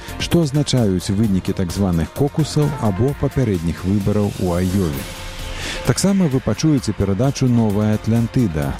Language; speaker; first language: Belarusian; native; Belarusian